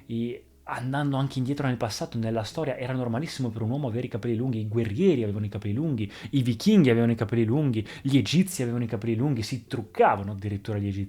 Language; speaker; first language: Italian; native; Italian